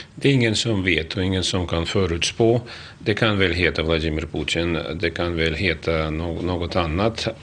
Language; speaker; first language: Swedish; non-native, fluent; Russian